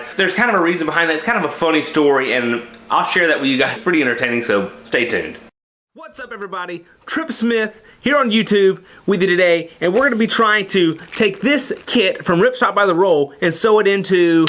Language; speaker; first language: English; native; English